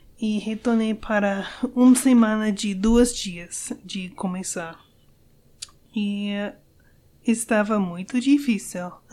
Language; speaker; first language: Portuguese; non-native, learner; English